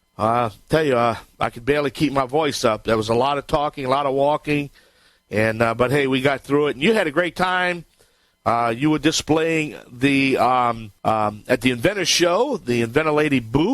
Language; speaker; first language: English; native; English